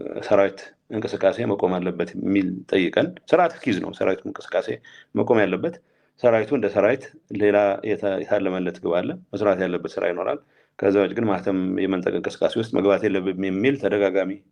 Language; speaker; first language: Amharic; non-native, local second language; Tigrinya